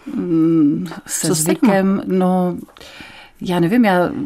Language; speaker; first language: Czech; native; Czech